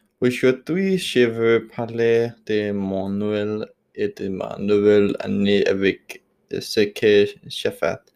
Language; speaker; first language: French; non-native, learner; Danish